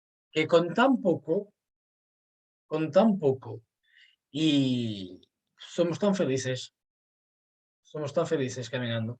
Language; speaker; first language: Spanish; non-native, fluent; Portuguese